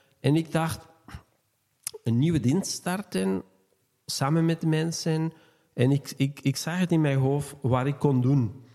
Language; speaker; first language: Dutch; non-native, fluent; Spanish